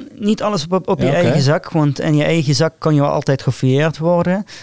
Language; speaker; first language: Dutch; non-native, fluent; Arabic